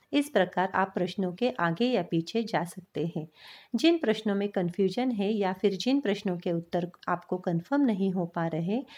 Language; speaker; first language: Hindi; non-native, local second language; Marathi